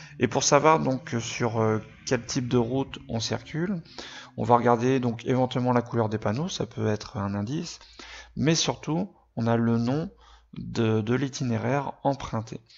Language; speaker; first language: French; native; French